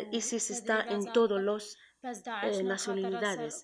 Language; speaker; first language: Spanish; non-native, learner; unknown